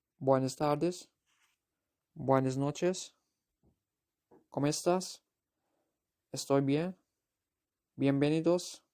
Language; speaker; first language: Spanish; non-native, learner; Azerbaijani